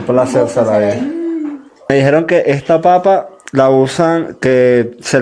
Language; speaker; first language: Spanish; native; Spanish